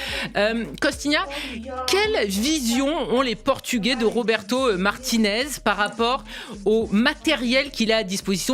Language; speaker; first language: French; native; French